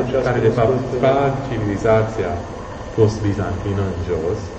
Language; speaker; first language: Romanian; non-native, fluent; English